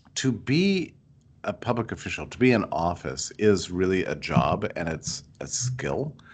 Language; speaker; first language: English; native; English